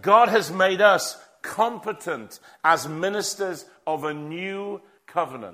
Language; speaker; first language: English; native; English